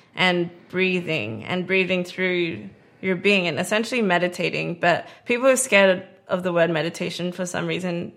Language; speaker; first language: English; native; English